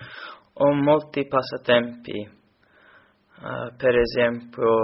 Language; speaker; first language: Italian; non-native, learner; English